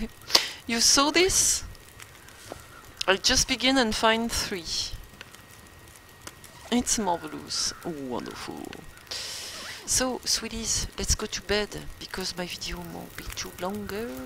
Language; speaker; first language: English; non-native, learner; French